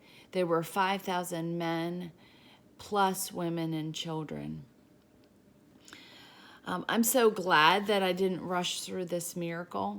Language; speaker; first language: English; native; English